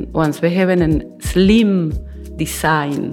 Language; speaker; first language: Dutch; non-native, learner; Spanish